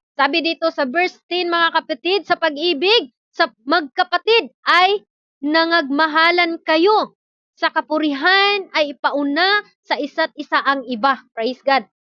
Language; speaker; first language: Filipino; non-native, local second language; Cebuano